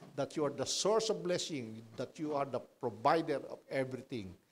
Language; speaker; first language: English; non-native, local second language; Filipino